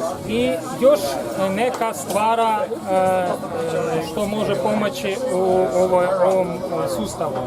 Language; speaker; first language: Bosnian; non-native, learner; Ukrainian